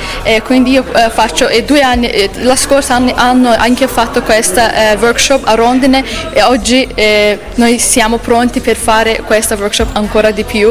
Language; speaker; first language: Italian; non-native, learner; Azerbaijani